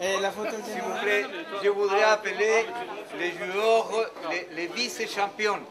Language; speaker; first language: French; non-native, fluent; Spanish